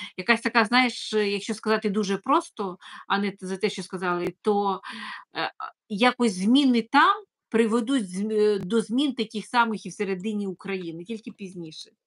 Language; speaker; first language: Ukrainian; non-native, local second language; Russian